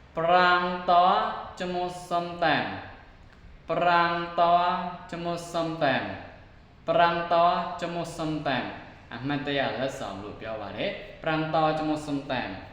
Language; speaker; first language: Burmese; non-native, local second language; Mon